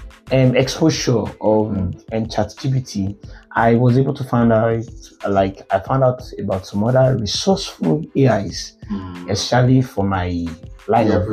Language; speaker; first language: English; non-native, local second language; Yoruba